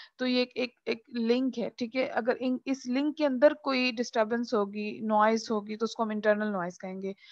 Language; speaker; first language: Urdu; non-native, local second language; Punjabi